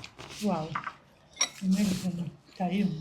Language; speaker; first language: English; non-native, fluent; Filipino